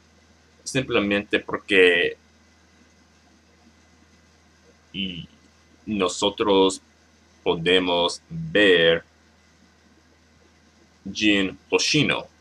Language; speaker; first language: Spanish; non-native, learner; English